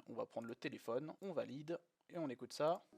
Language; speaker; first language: French; native; French